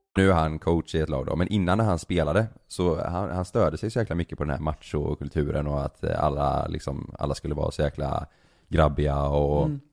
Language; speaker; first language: Swedish; native; Swedish